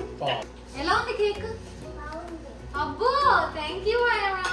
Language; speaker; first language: Telugu; native; Telugu